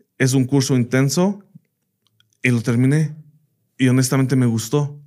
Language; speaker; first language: Spanish; early bilingual, heritage; Spanish